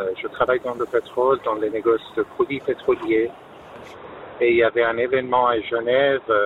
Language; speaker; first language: French; non-native, fluent; Persian